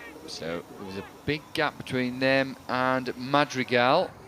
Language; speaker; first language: English; native; English